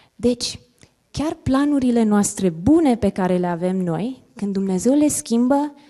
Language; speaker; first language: Romanian; non-native, learner; English